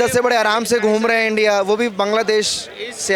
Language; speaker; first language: Hindi; native; Hindi